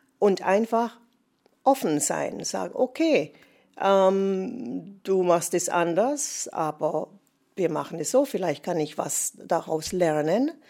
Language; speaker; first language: German; non-native, fluent; English